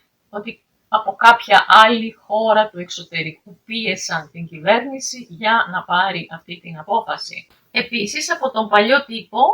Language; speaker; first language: Greek; native; Greek